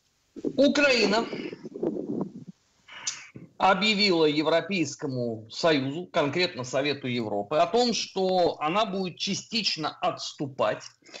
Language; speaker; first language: Russian; native; Russian